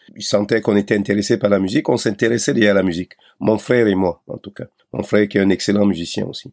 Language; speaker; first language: French; non-native, local second language; Basaa